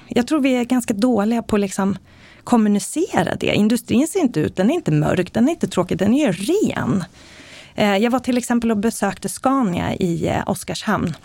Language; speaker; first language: Swedish; native; Swedish